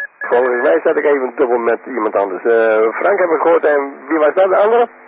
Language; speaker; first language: Dutch; non-native, local second language; Western Frisian